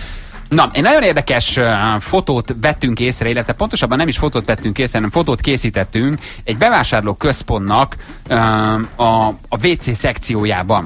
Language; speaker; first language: Hungarian; native; Hungarian